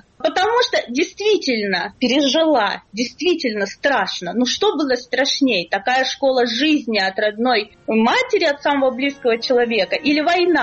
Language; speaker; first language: Russian; native; Russian